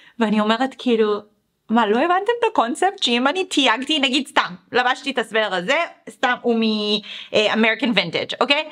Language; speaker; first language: Hebrew; early bilingual, other home language; English